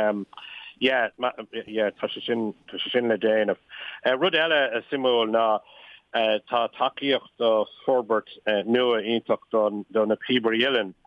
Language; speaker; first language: Irish; non-native, local second language; English